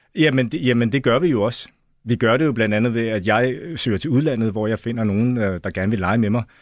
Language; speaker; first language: Danish; early bilingual, other home language; Chinese